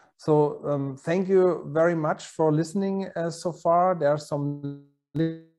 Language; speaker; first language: English; non-native, fluent; German